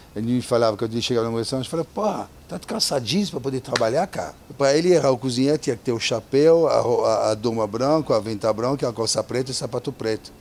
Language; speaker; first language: Portuguese; non-native, fluent; French